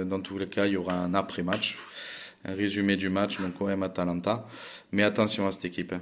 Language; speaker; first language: French; native; French